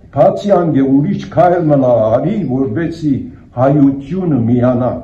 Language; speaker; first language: Armenian; early bilingual, heritage; Armenian